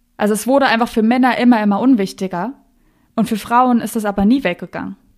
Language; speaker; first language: German; native; German